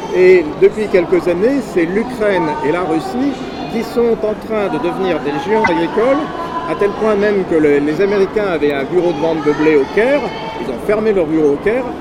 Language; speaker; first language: French; native; French